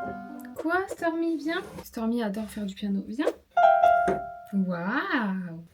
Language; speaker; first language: French; native; French